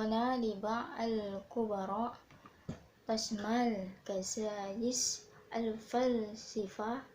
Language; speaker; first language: Arabic; non-native, learner; Indonesian